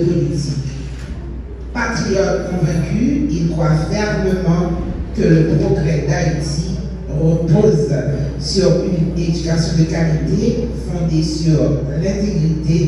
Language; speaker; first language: French; non-native, local second language; Haitian Creole